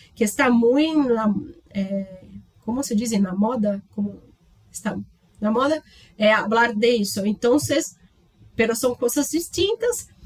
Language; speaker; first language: Spanish; non-native, learner; Portuguese